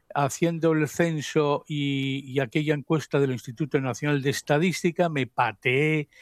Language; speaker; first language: Spanish; native; Spanish